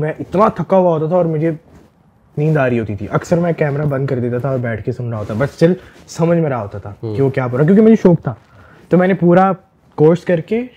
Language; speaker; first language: Urdu; early bilingual, heritage; Urdu